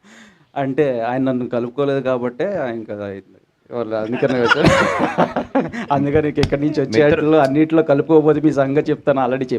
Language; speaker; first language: Telugu; native; Telugu